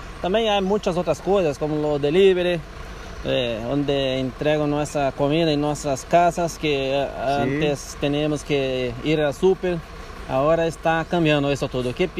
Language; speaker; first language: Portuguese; non-native, learner; Spanish